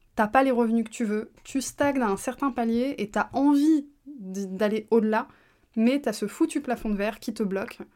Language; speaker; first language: French; native; French